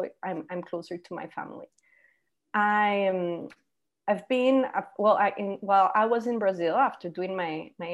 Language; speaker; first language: English; non-native, fluent; Spanish